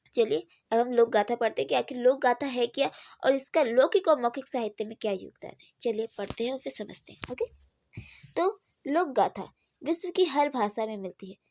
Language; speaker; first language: Hindi; native; Hindi